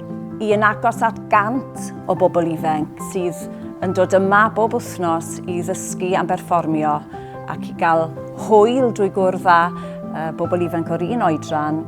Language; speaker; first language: Welsh; native; Welsh